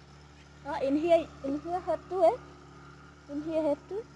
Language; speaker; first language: English; non-native, learner; Indonesian